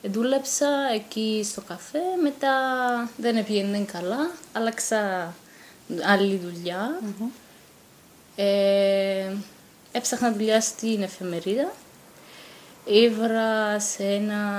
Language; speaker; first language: Greek; non-native, fluent; Bulgarian